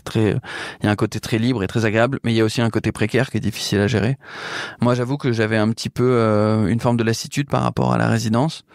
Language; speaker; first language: French; native; French